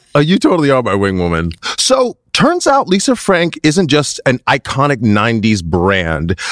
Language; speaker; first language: English; native; English